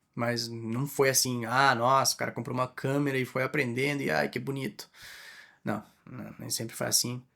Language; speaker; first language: Portuguese; non-native, fluent; Spanish